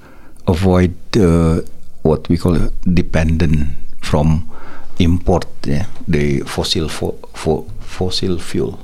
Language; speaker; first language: English; non-native, learner; Indonesian